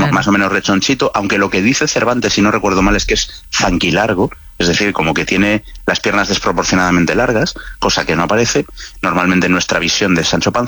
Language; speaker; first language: Spanish; native; Spanish